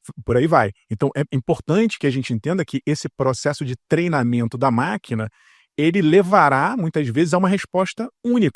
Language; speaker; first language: Portuguese; native; Portuguese